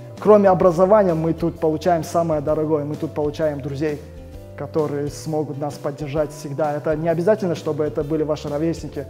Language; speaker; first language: Russian; non-native, local second language; Uzbek